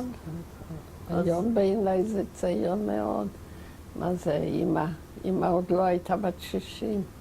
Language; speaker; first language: Hebrew; non-native, fluent; Yiddish